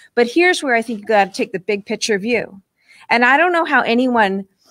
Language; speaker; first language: English; native; English